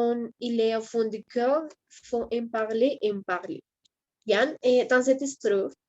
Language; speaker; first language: French; non-native, learner; Spanish